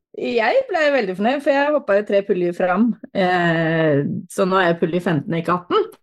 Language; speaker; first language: Norwegian; native; Norwegian